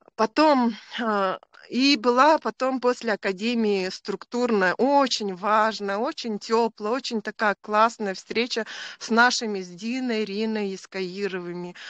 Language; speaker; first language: Russian; native; Russian